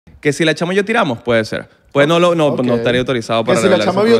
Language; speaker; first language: Spanish; native; Spanish